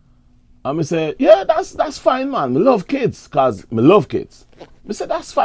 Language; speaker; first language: English; native; English